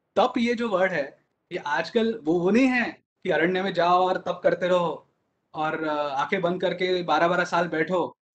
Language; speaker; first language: Hindi; non-native, local second language; Marathi